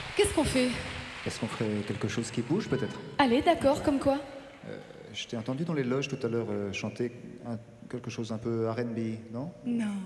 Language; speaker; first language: French; native; French